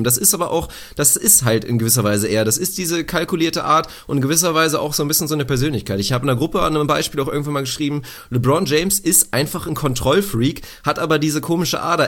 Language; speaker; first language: German; native; German